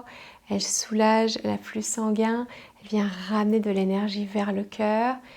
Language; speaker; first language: French; native; French